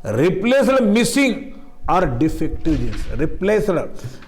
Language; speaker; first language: Hindi; non-native, local second language; Marathi